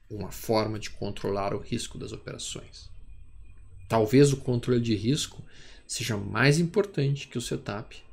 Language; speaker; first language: Portuguese; native; Portuguese